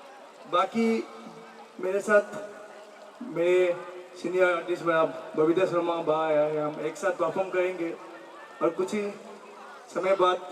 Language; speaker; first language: Hindi; non-native, local second language; Assamese